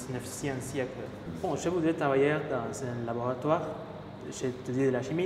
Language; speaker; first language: French; non-native, fluent; Spanish